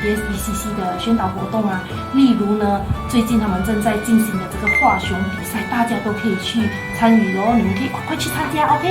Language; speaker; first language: Chinese; native; Chinese